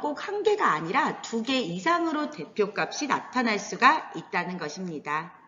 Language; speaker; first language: Korean; native; Korean